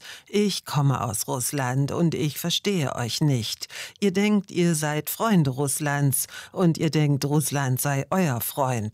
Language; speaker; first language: German; native; German